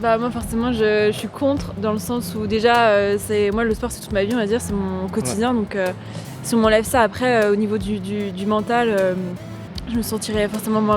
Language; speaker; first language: French; native; French